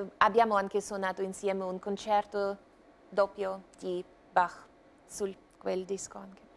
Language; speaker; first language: Italian; non-native, learner; Russian